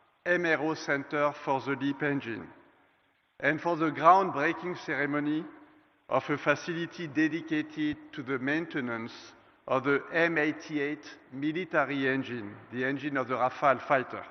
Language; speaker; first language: English; non-native, fluent; French